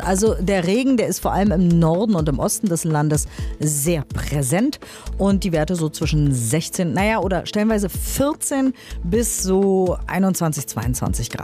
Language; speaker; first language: German; native; German